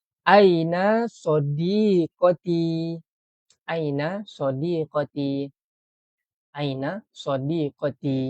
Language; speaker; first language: Arabic; non-native, fluent; Malay